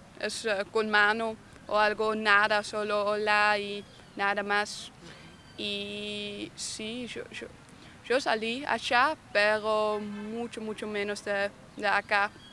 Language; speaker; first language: Spanish; non-native, learner; Dutch